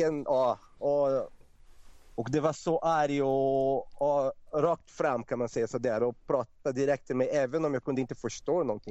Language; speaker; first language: Swedish; non-native, fluent; Portuguese